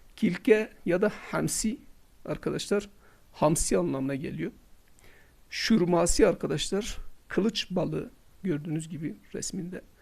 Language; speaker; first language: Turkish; non-native, local second language; Kurdish